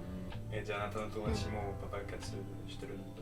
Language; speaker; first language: Japanese; non-native, fluent; French